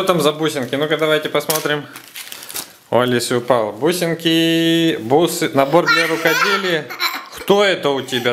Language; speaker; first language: Russian; native; Russian